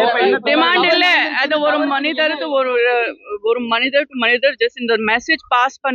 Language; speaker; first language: Tamil; non-native, local second language; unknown